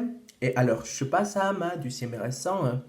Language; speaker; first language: French; non-native, fluent; Spanish